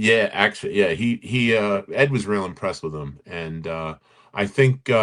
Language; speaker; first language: English; native; English